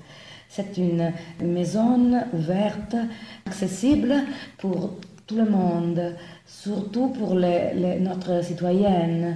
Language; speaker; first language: French; non-native, fluent; Italian